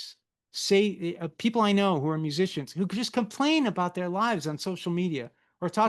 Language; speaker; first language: English; native; English